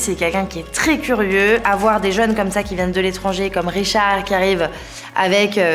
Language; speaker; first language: French; native; French